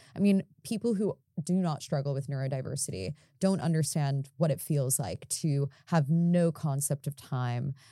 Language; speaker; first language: English; native; English